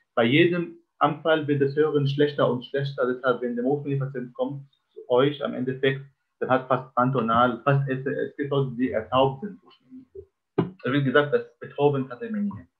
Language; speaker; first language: German; non-native, fluent; Arabic